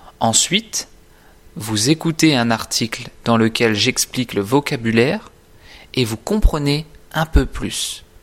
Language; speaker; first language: French; native; French